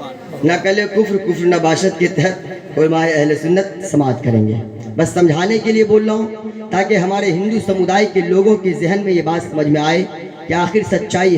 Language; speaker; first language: Hindi; native; Hindi